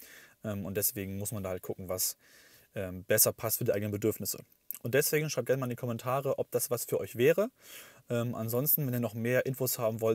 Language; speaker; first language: German; native; German